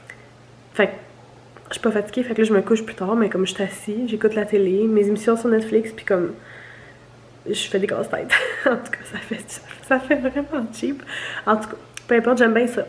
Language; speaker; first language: French; native; French